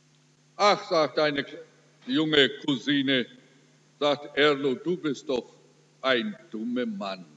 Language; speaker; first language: German; early bilingual, heritage; German